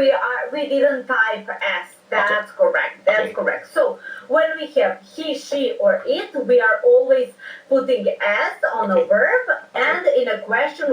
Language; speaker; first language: English; non-native, fluent; Serbian